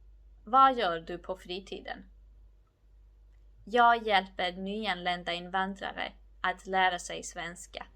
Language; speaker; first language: Swedish; non-native, fluent; Georgian